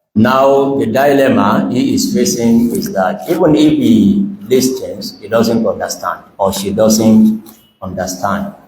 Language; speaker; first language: English; non-native, local second language; Yoruba